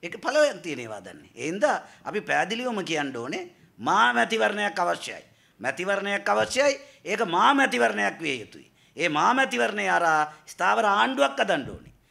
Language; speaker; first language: Sinhala; non-native, local second language; Tamil